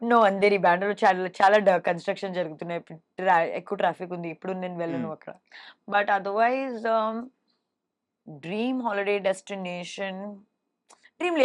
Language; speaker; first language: Telugu; non-native, fluent; Hindi